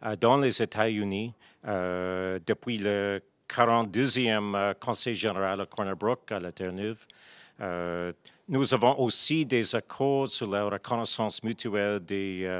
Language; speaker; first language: French; non-native, local second language; English